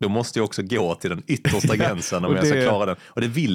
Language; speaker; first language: Swedish; native; Swedish